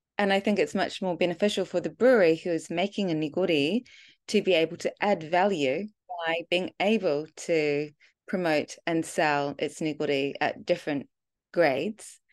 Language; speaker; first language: English; native; English